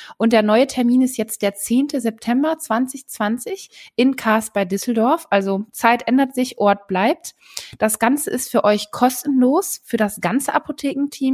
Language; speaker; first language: German; native; German